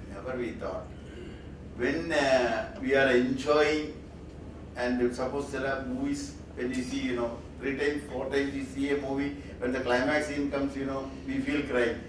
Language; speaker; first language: English; non-native, local second language; Malayalam